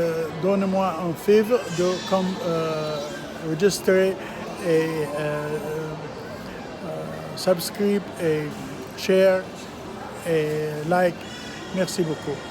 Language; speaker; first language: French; non-native, learner; Arabic